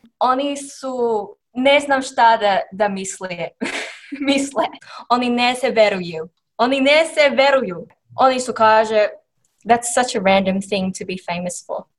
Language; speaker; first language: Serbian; non-native, learner; English